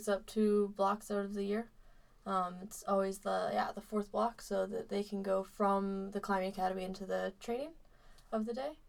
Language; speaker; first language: English; native; English